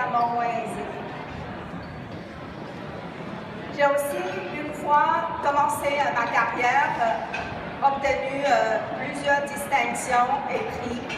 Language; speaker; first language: French; non-native, fluent; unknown